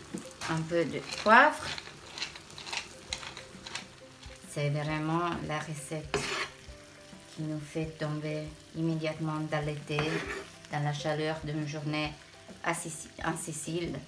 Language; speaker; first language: French; non-native, fluent; Italian